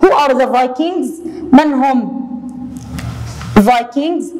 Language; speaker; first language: English; non-native, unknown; Arabic